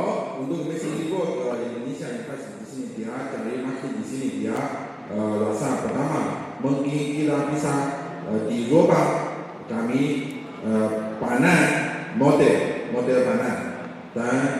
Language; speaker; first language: Indonesian; non-native, learner; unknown